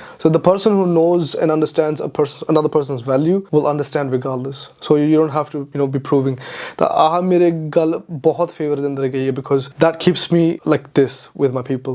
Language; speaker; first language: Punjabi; early bilingual, heritage; English